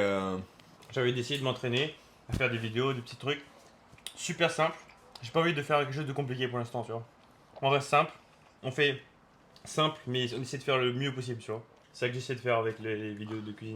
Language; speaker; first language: French; native; French